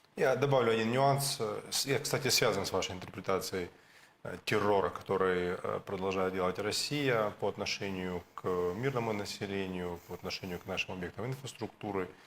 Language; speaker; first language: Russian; native; Russian